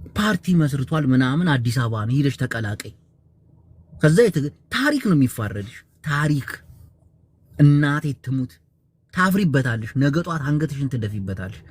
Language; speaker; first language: Amharic; non-native, local second language; Tigrinya